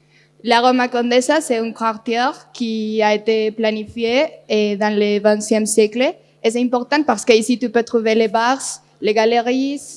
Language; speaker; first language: French; non-native, learner; Spanish